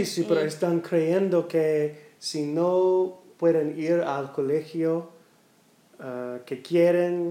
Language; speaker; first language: Spanish; non-native, learner; English